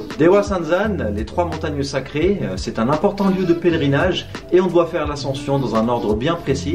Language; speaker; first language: French; native; French